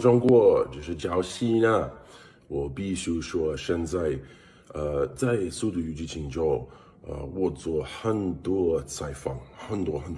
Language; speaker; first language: Chinese; non-native, learner; English